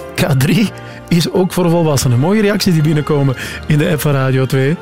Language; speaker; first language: Dutch; native; Dutch